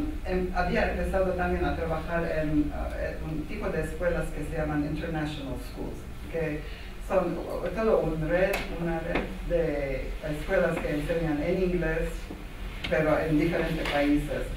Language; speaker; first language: Spanish; non-native, fluent; Armenian